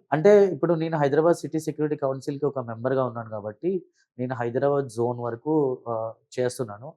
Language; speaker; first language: Telugu; early bilingual, heritage; Telugu